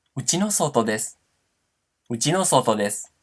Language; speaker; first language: Japanese; non-native, fluent; Portuguese